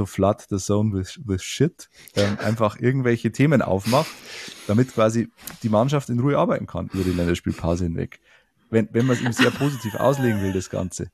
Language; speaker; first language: German; native; German